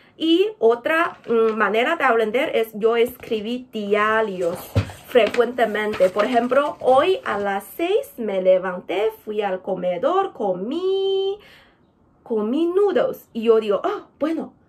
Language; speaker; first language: Spanish; non-native, fluent; Chinese